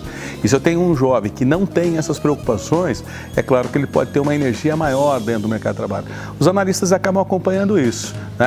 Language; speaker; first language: Portuguese; native; Portuguese